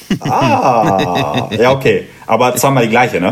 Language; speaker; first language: German; native; German